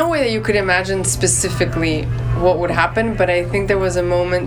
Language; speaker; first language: English; native; English